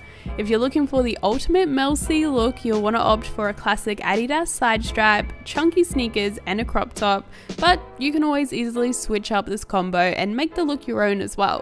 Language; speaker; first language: English; native; English